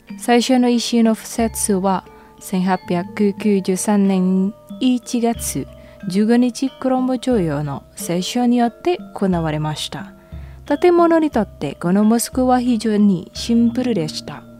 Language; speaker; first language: Japanese; non-native, fluent; Indonesian